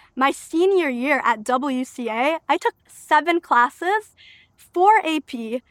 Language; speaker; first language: English; early bilingual, other home language; Albanian